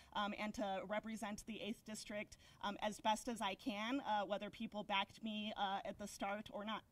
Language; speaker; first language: English; early bilingual, other home language; Spanish